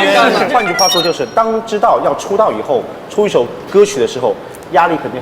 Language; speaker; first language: Chinese; native; Chinese